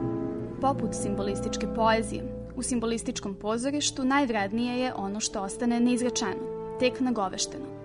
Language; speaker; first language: Serbian; native; Serbian